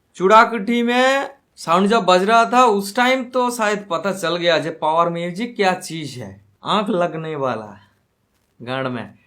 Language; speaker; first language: Hindi; non-native, local second language; Bangla